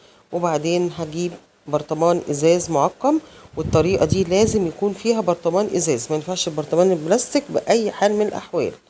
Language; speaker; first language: Arabic; native; Arabic